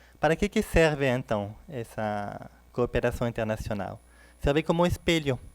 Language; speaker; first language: Portuguese; non-native, fluent; French